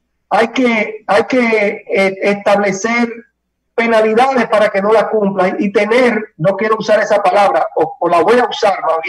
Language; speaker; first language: Spanish; native; Spanish